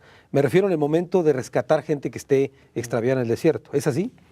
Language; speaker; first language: Spanish; native; Spanish